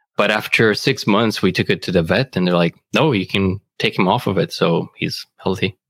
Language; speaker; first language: English; non-native, fluent; Romanian